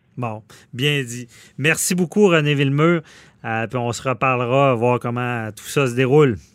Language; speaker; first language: French; native; French